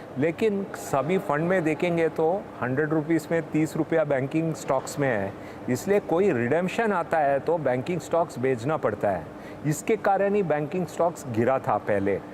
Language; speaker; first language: Hindi; non-native, local second language; Tamil